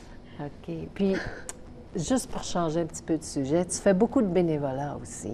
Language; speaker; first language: French; native; French